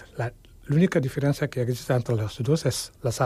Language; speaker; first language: Catalan; non-native, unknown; Wolof